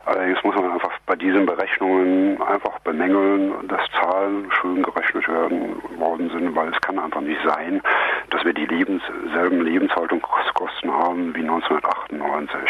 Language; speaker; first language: German; native; German